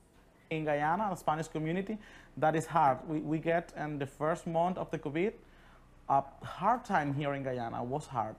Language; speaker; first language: English; non-native, learner; Spanish